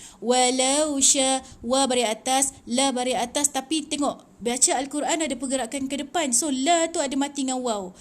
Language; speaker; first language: Malay; native; Malay